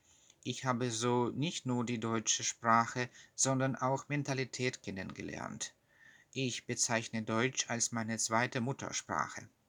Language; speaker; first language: German; non-native, fluent; Russian